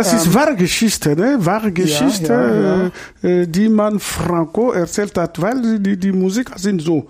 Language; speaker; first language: German; non-native, learner; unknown